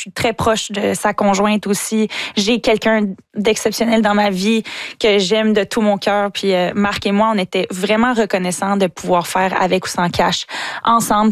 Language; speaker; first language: French; native; French